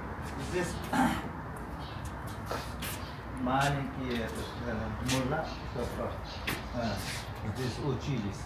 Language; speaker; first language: Russian; non-native, learner; Uzbek